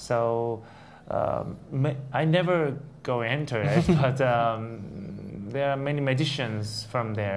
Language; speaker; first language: English; non-native, learner; Korean